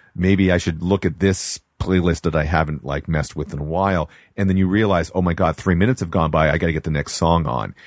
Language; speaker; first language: English; native; English